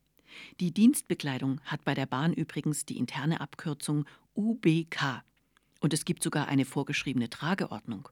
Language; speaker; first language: German; native; German